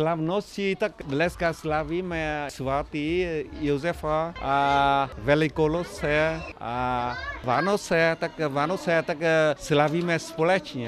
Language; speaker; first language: Czech; non-native, learner; Vietnamese